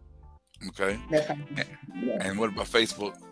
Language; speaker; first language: English; native; English